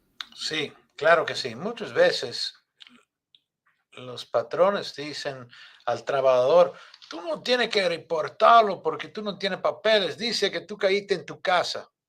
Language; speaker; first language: Spanish; non-native, fluent; English